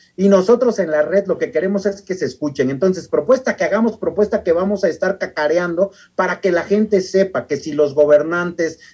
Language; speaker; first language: Spanish; native; Spanish